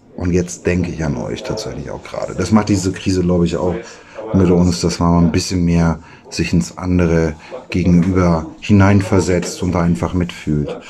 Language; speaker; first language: German; native; German